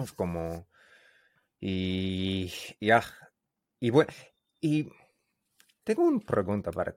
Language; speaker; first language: Spanish; non-native, learner; English